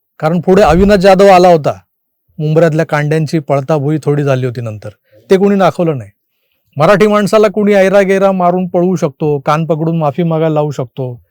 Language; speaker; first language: Marathi; native; Marathi